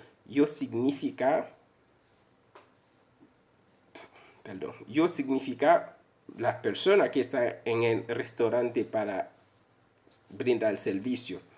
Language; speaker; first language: Spanish; non-native, fluent; Haitian Creole